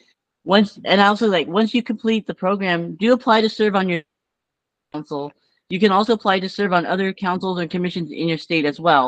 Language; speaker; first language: English; native; English